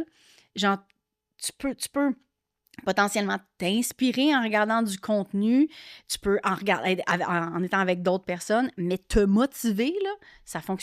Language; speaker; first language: French; native; French